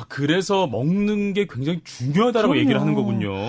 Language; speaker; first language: Korean; native; Korean